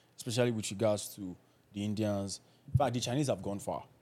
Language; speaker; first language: English; non-native, local second language; Yoruba